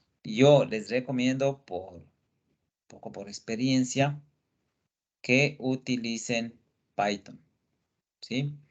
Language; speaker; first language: Spanish; native; Spanish